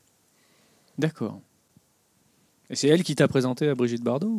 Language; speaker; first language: French; native; French